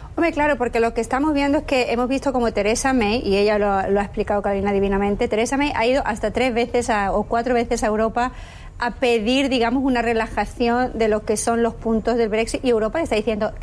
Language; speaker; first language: Spanish; native; Spanish